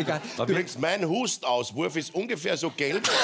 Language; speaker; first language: German; native; German